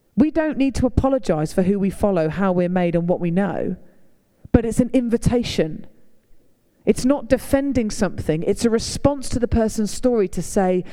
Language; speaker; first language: English; native; English